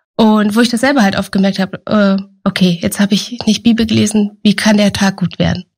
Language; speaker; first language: German; native; German